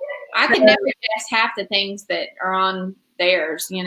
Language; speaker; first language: English; native; English